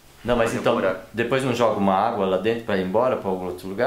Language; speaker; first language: Portuguese; native; Portuguese